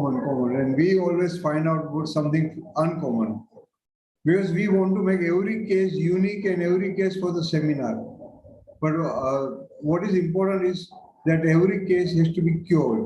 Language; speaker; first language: English; non-native, local second language; Hindi